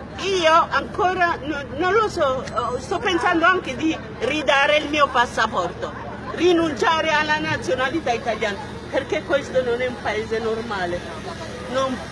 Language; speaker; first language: Italian; non-native, fluent; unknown